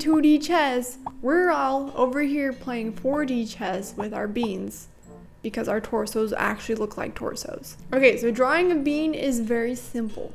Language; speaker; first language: English; native; English